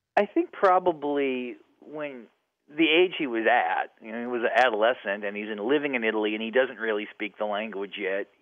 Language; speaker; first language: English; native; English